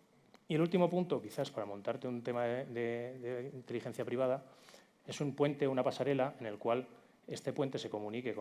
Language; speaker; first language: Spanish; native; Spanish